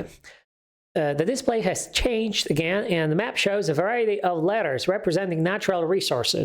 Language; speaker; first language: English; non-native, fluent; Polish